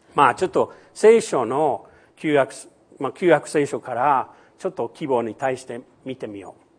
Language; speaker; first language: Japanese; non-native, fluent; English